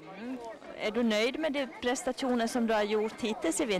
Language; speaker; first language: Swedish; native; Swedish